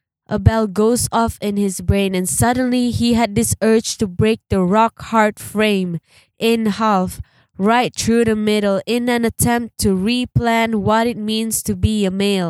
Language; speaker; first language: English; non-native, local second language; Malay